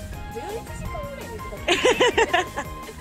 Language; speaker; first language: Japanese; native; Japanese